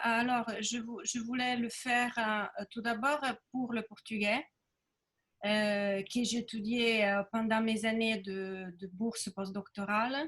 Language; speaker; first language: French; non-native, fluent; Italian